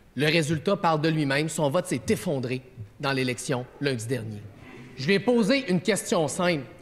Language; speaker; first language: French; native; French